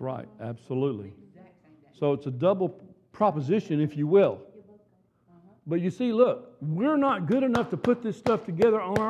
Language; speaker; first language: English; native; English